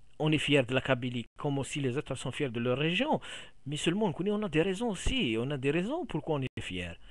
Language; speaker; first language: French; non-native, local second language; Kabyle